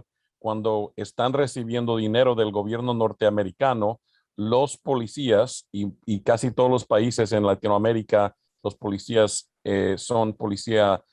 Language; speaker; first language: Spanish; early bilingual, other home language; English